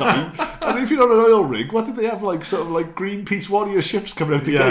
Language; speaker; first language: English; native; English